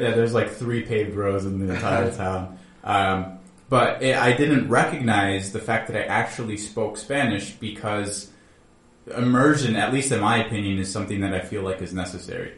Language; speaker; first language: English; native; English